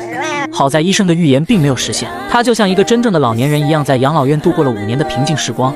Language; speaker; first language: Chinese; native; Chinese